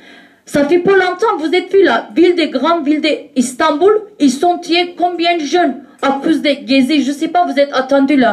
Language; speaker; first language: French; non-native, learner; Kurdish